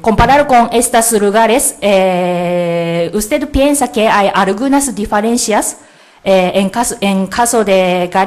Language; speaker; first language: Spanish; non-native, learner; Japanese